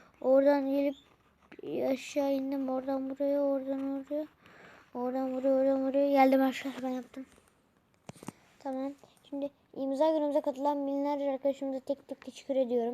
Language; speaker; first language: Turkish; native; Turkish